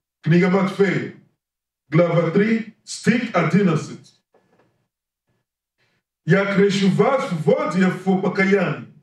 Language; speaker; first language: Russian; non-native, learner; English